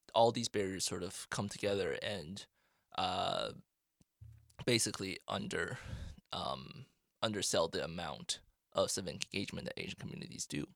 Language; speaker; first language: English; non-native, fluent; Chinese